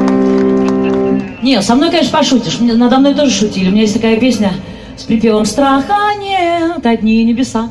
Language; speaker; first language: Russian; native; Russian